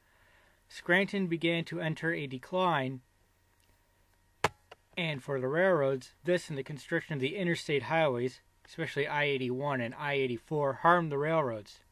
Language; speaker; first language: English; native; English